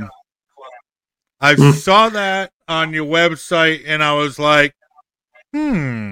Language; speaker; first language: English; native; English